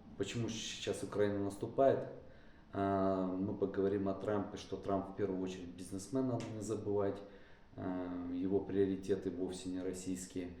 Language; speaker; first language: Russian; native; Russian